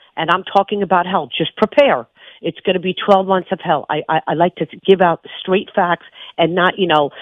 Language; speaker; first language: English; native; English